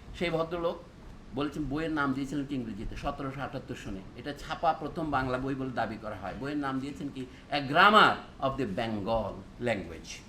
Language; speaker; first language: Bangla; non-native, local second language; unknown